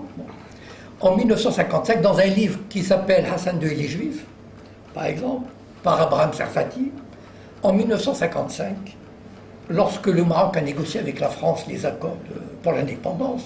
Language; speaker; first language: French; native; French